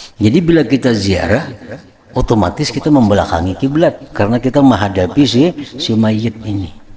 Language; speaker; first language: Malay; non-native, local second language; Banjar